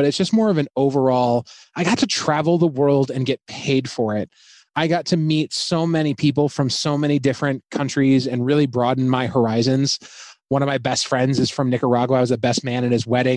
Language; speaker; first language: English; native; English